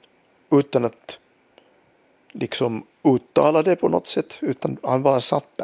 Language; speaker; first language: Swedish; non-native, local second language; Finnish